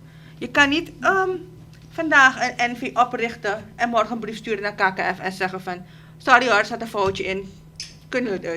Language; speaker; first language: Dutch; native; Dutch